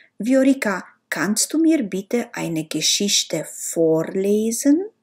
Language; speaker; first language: German; non-native, learner; Romanian